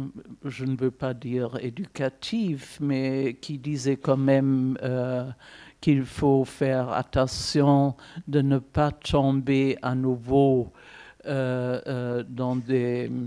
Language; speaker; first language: French; non-native, fluent; German